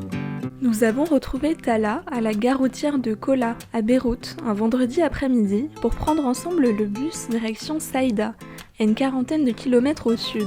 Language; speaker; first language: French; native; French